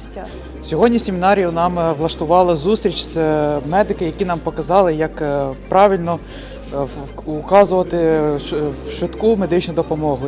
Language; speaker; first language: Ukrainian; non-native, local second language; Russian